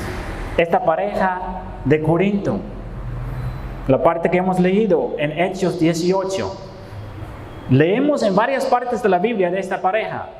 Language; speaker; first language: Spanish; non-native, fluent; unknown